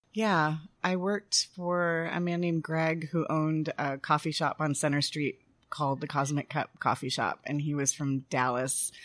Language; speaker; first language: English; native; English